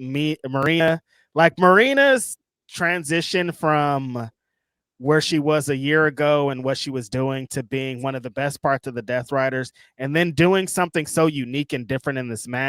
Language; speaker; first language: English; native; English